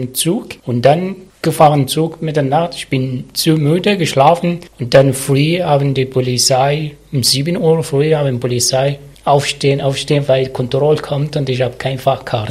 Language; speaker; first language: German; non-native, learner; Arabic